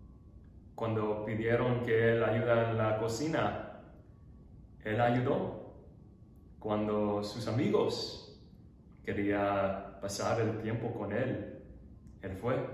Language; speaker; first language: Spanish; non-native, learner; English